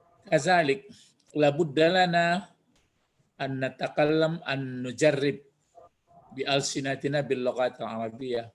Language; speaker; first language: Arabic; non-native, fluent; Indonesian